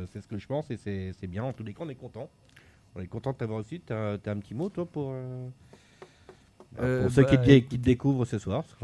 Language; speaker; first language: French; native; French